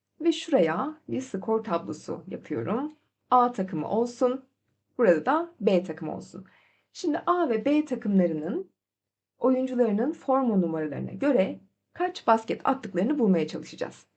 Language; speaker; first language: Turkish; native; Turkish